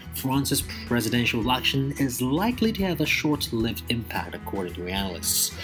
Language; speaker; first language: English; non-native, fluent; Chinese